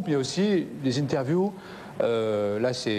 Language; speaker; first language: French; native; French